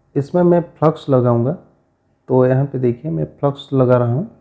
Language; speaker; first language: Hindi; non-native, local second language; Odia